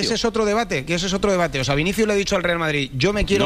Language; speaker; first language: Spanish; native; Spanish